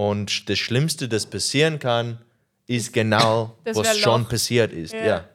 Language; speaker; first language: German; non-native, learner; English